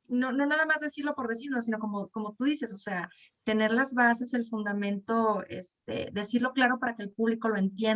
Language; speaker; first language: Spanish; native; Spanish